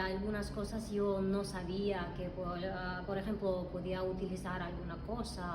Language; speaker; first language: Spanish; non-native, fluent; Russian